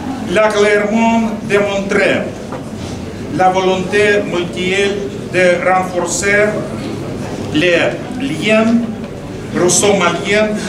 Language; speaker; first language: French; non-native, fluent; Russian